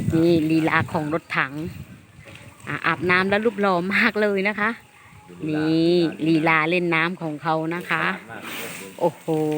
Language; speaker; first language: Thai; native; Thai